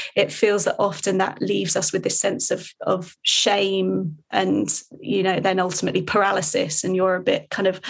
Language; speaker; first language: English; native; English